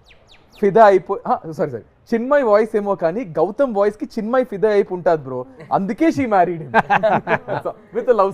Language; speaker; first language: Telugu; native; Telugu